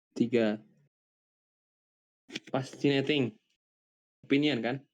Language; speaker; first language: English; non-native, learner; Indonesian